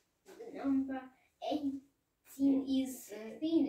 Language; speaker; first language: English; non-native, learner; Russian